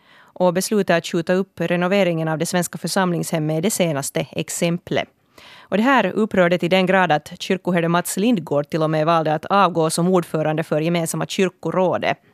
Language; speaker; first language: Swedish; native; Swedish